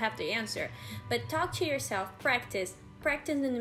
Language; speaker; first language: English; non-native, fluent; Portuguese